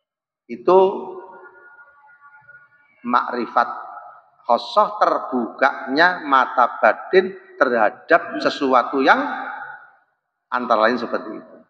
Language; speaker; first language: Indonesian; non-native, local second language; Javanese